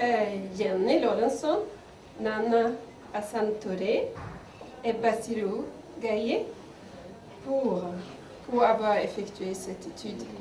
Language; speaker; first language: French; non-native, fluent; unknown